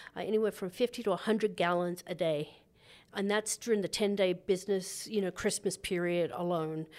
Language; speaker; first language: English; native; English